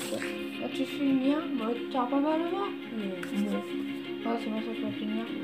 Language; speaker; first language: French; native; French